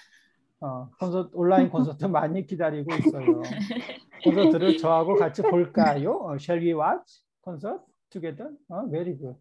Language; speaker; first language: Korean; native; Korean